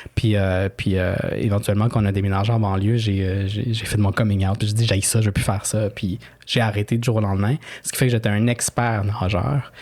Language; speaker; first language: French; early bilingual, other home language; Spanish